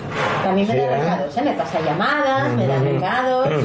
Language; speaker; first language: Spanish; native; Spanish